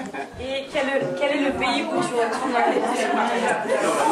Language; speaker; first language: French; native; French